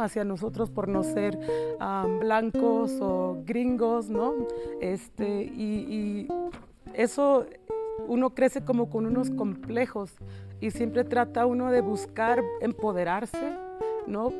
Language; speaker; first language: Spanish; early bilingual, heritage; Spanish